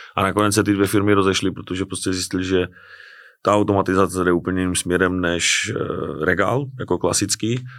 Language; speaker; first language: Czech; native; Czech